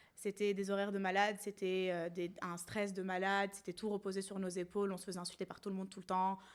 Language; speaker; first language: French; non-native, local second language; Arabic